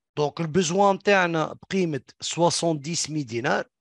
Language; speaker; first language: French; non-native, local second language; Arabic